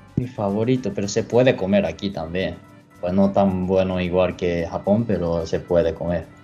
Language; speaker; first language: Spanish; non-native, learner; Japanese